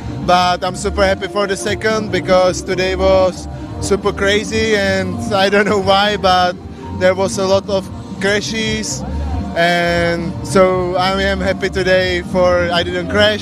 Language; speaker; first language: English; non-native, learner; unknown